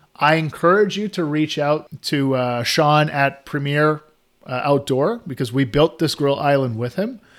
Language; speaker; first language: English; native; English